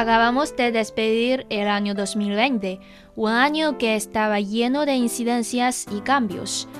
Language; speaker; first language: Spanish; non-native, fluent; Chinese